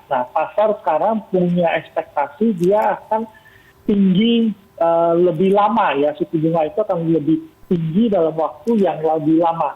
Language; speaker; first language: Indonesian; native; Indonesian